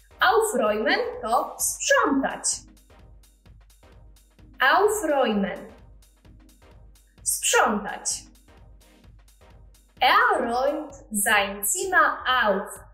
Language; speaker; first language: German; non-native, fluent; Polish